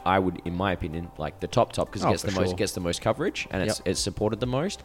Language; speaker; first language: English; native; English